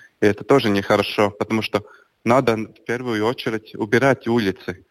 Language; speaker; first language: Russian; non-native, local second language; Latvian